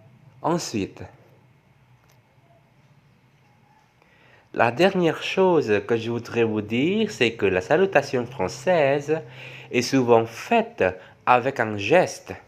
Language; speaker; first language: French; non-native, fluent; Javanese